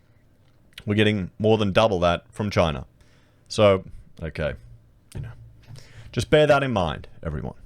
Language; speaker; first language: English; native; English